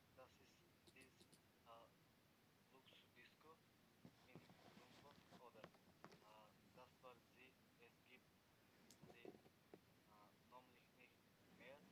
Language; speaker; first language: German; non-native, learner; Macedonian